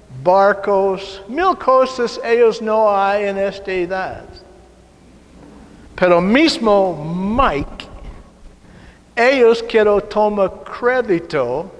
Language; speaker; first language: Spanish; non-native, learner; English